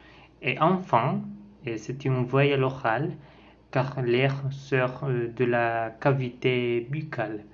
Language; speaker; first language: French; non-native, learner; Spanish